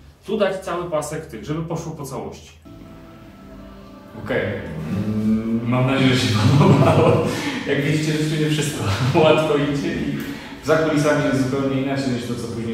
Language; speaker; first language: Polish; native; Polish